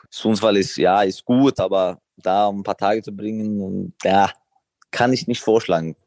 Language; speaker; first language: German; non-native, fluent; Swedish